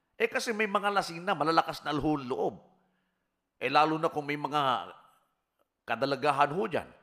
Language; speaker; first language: Filipino; native; Filipino